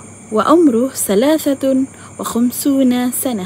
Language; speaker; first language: Arabic; non-native, learner; Malay